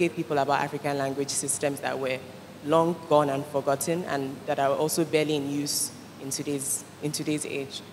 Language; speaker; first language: English; non-native, local second language; Igbo